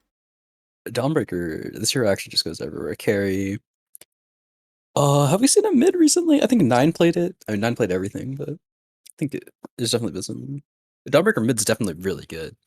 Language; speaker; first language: English; native; English